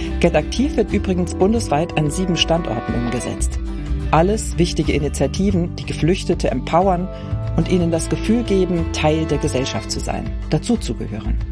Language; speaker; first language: German; native; German